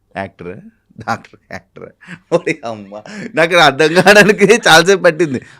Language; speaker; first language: Telugu; native; Telugu